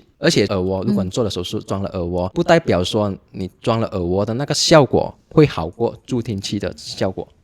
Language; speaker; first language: Chinese; non-native, local second language; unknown